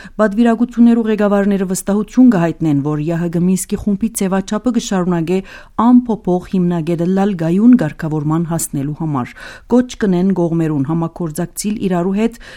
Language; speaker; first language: Armenian; early bilingual, heritage; Armenian